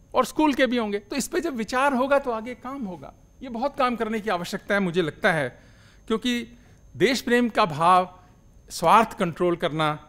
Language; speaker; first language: Hindi; native; Hindi